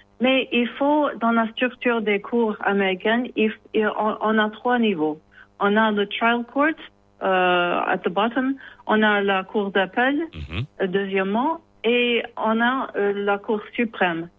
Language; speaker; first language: French; non-native, learner; English